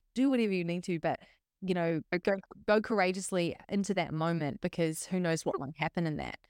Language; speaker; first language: English; native; English